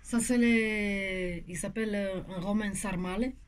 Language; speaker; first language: French; non-native, local second language; Romanian